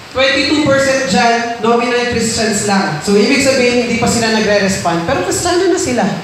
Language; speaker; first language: Filipino; non-native, local second language; Iloko